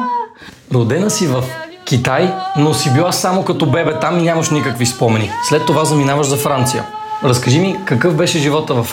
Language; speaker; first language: Bulgarian; native; Bulgarian